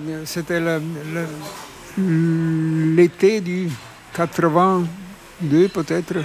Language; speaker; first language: French; non-native, fluent; Italian